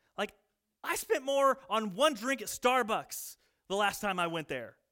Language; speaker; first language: English; native; English